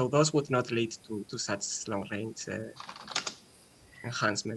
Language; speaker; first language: English; non-native, fluent; Spanish